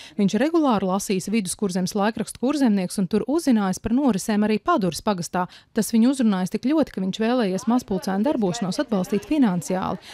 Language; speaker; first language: Latvian; native; Latvian